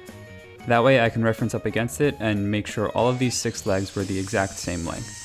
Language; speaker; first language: English; native; English